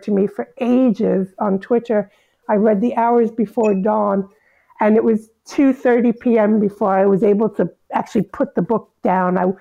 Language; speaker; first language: English; native; English